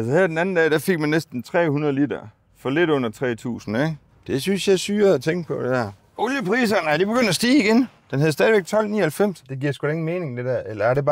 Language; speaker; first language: Danish; native; Danish